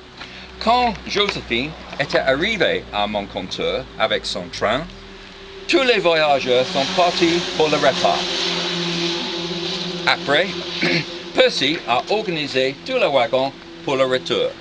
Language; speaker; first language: French; non-native, learner; English